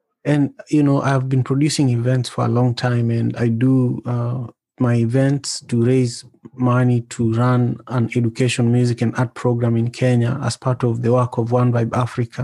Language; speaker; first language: English; non-native, local second language; Luo (Kenya and Tanzania)